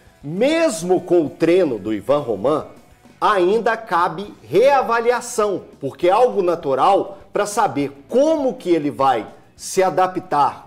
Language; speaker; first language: Portuguese; native; Portuguese